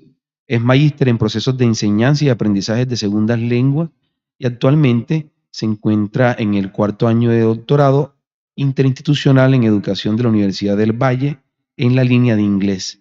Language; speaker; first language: Spanish; native; Spanish